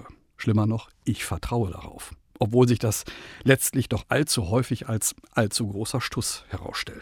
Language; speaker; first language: German; native; German